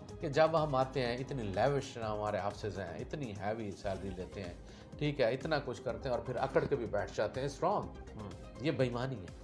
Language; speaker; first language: Urdu; non-native, local second language; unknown